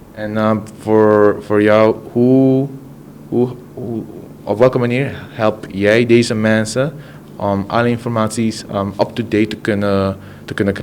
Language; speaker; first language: Dutch; non-native, local second language; Papiamento